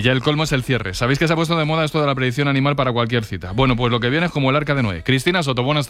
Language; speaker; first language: Spanish; native; Spanish